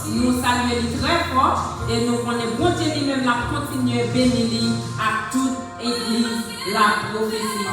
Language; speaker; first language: French; non-native, local second language; Haitian Creole